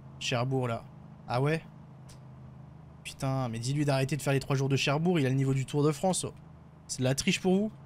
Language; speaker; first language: French; native; French